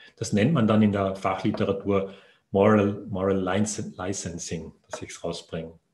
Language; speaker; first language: German; native; German